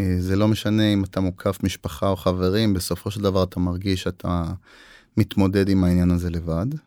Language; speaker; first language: Hebrew; native; Hebrew